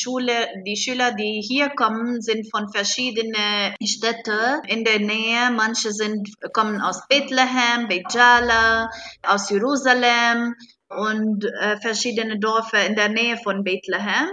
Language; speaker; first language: German; non-native, fluent; Arabic